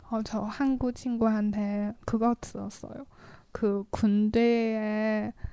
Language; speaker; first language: Korean; non-native, learner; Chinese